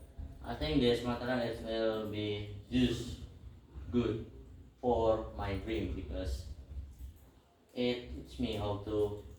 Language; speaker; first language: English; non-native, learner; Indonesian